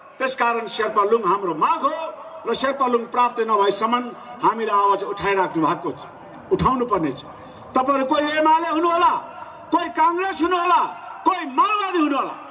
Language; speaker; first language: Nepali; non-native, local second language; Sherpa